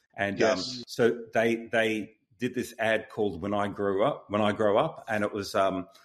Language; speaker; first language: English; native; English